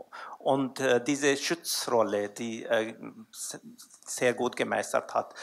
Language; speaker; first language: German; non-native, fluent; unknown